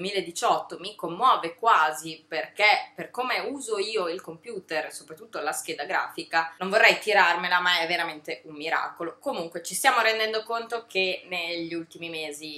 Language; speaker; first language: Italian; native; Italian